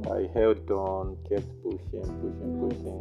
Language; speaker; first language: English; non-native, local second language; Igbo